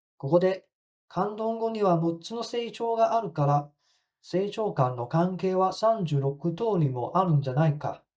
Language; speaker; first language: Japanese; non-native, fluent; Cantonese